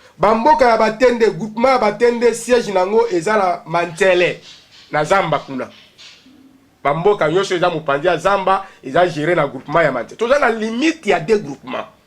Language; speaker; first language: Lingala; native; Lingala